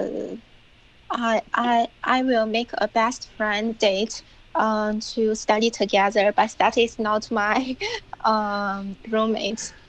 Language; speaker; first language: English; non-native, learner; Chinese